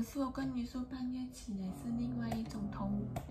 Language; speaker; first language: Chinese; non-native, fluent; Vietnamese